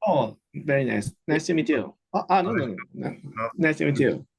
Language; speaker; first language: English; non-native, fluent; Japanese